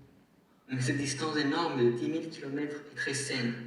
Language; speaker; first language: French; non-native, fluent; Spanish